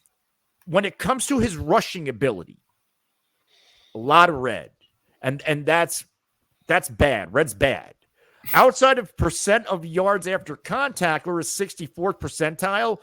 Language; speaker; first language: English; native; English